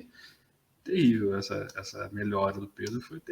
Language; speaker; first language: Portuguese; native; Portuguese